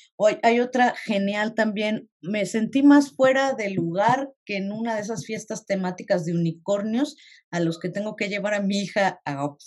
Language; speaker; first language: Spanish; native; Spanish